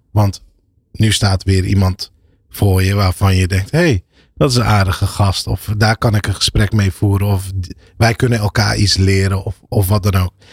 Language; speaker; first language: Dutch; early bilingual, other home language; Arabic